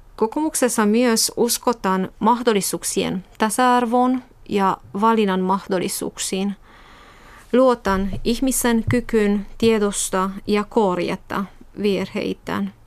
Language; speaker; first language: Finnish; non-native, fluent; Romanian